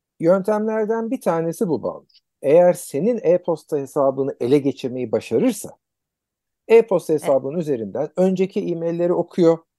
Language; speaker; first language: Turkish; native; Turkish